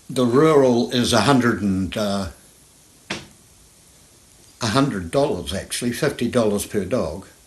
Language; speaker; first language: English; native; English